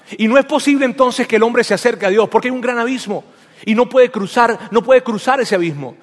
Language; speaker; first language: Spanish; native; Spanish